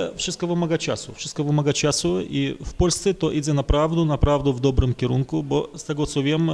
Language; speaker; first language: Polish; non-native, fluent; Russian